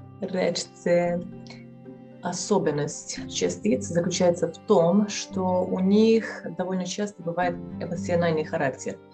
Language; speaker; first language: Russian; non-native, fluent; Serbian